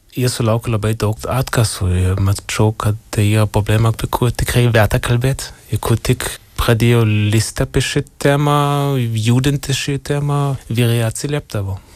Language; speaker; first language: Lithuanian; non-native, fluent; German